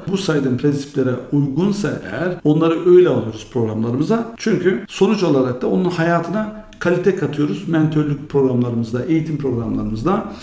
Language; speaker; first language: Turkish; early bilingual, heritage; Turkish